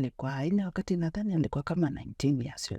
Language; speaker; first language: Swahili; native; Swahili